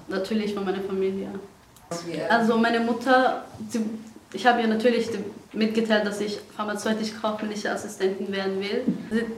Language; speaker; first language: German; non-native, fluent; Persian